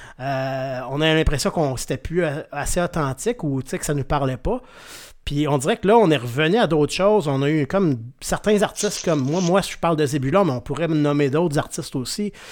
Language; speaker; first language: French; native; French